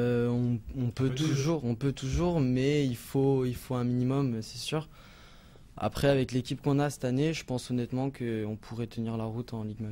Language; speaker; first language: French; native; French